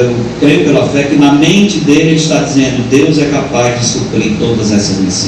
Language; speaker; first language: Portuguese; native; Portuguese